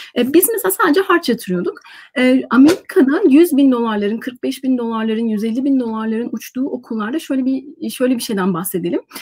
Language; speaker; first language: Turkish; native; Turkish